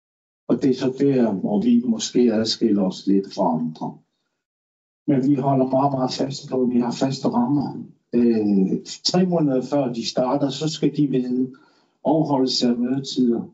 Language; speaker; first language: Danish; non-native, local second language; Kalaallisut